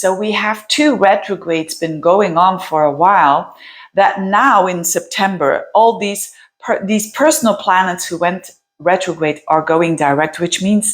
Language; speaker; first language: English; non-native, fluent; Dutch